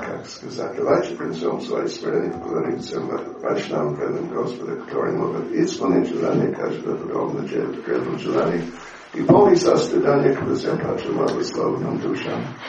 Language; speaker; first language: Russian; non-native, learner; English